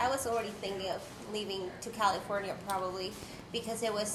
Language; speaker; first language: English; non-native, fluent; Spanish